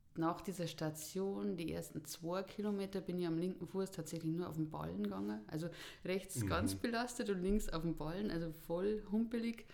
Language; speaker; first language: German; native; German